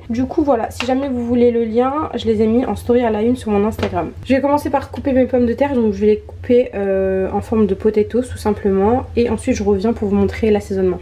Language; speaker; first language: French; early bilingual, other home language; Arabic